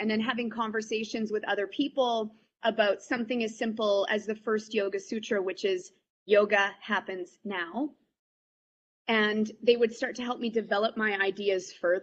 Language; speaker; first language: English; native; English